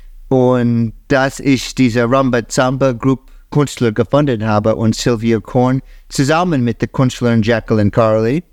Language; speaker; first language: German; non-native, fluent; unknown